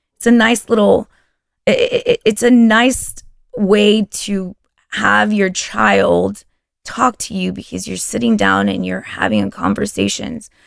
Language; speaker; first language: English; early bilingual, other home language; Spanish